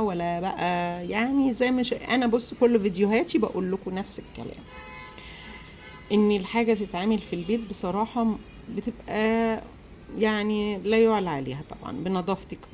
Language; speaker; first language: Arabic; native; Arabic